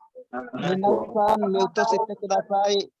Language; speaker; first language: Japanese; non-native, learner; Hindi